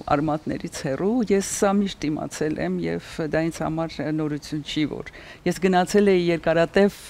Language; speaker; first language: Armenian; native; Armenian